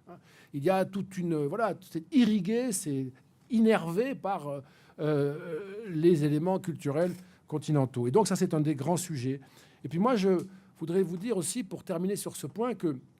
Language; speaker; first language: French; native; French